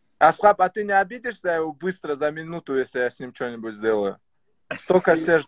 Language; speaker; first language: Russian; native; Russian